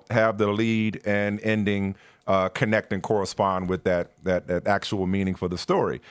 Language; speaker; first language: English; native; English